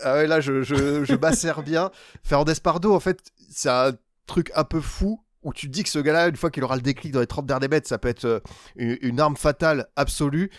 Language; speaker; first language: French; native; French